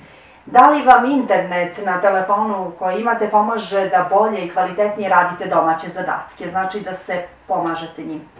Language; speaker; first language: Croatian; native; Croatian